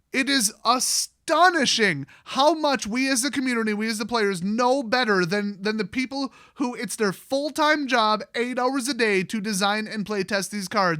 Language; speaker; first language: English; native; English